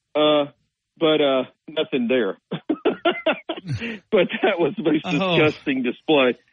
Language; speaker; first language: English; native; English